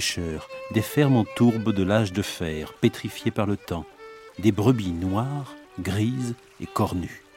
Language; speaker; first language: French; native; French